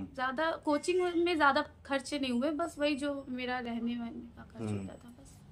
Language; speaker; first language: Hindi; native; Hindi